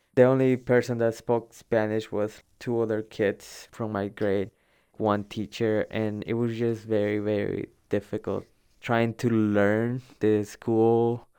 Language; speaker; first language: English; early bilingual, other home language; Spanish